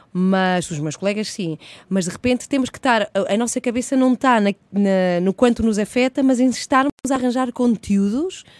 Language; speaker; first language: Portuguese; early bilingual, other home language; Spanish